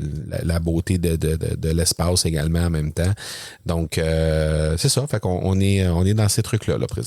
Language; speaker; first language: French; native; French